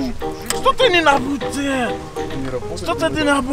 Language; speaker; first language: Russian; non-native, learner; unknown